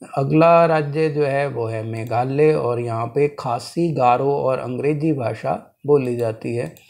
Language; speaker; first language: Hindi; native; Hindi